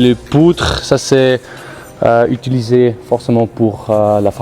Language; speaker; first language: French; non-native, fluent; German